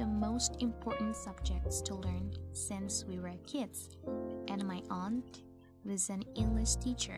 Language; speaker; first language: English; non-native, fluent; Indonesian